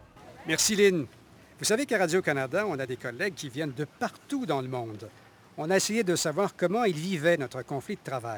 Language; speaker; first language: French; native; French